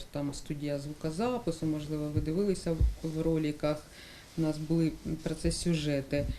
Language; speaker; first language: Ukrainian; non-native, local second language; Russian